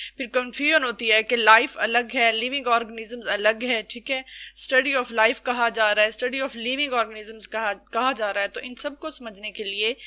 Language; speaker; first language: Urdu; native; Urdu